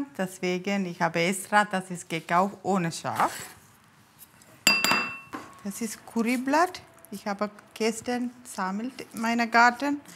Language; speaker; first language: German; non-native, learner; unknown